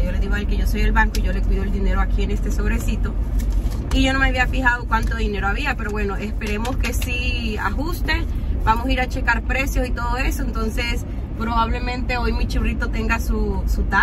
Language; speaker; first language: Spanish; native; Spanish